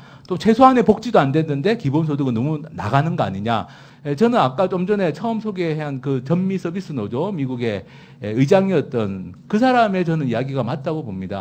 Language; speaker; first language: Korean; native; Korean